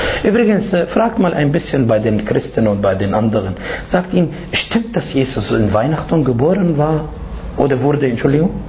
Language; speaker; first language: German; non-native, fluent; Arabic